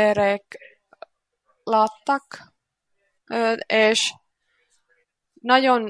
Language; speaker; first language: Hungarian; non-native, learner; Finnish